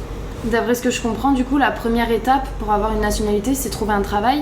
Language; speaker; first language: French; native; French